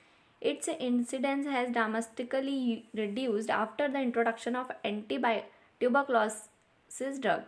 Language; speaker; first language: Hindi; native; Hindi